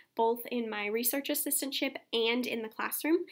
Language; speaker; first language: English; native; English